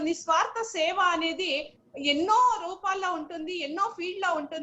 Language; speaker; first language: Telugu; non-native, local second language; Kannada